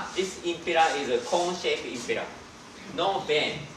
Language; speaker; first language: English; non-native, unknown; Japanese